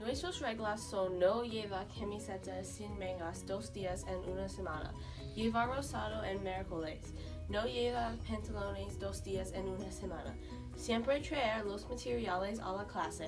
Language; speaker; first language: Spanish; non-native, learner; English